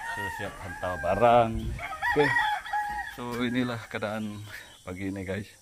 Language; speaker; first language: Malay; native; Malay